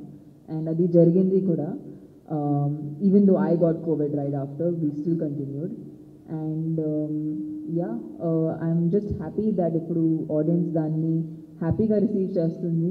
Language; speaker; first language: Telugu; non-native, fluent; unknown